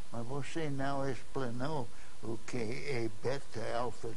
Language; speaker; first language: Portuguese; non-native, fluent; English